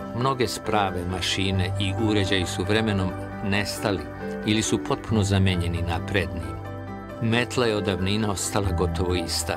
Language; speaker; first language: Serbian; native; Serbian